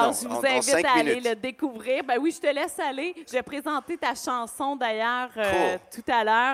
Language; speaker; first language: French; native; French